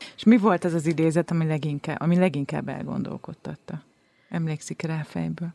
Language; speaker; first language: Hungarian; native; Hungarian